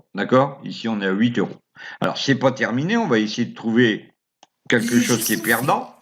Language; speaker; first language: French; native; French